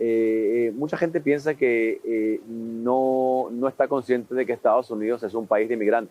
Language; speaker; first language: Spanish; native; Spanish